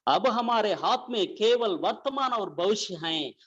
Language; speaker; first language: Hindi; non-native, local second language; Telugu